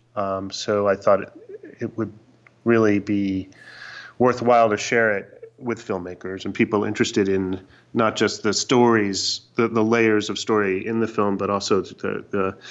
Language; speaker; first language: English; native; English